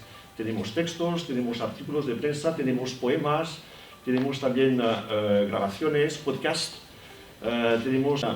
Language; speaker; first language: Spanish; non-native, fluent; French